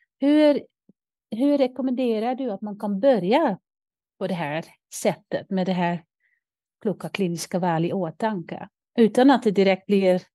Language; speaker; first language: Swedish; non-native, fluent; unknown